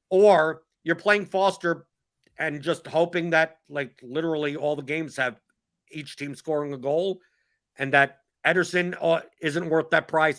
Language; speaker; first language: English; native; English